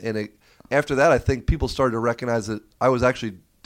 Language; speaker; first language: English; native; English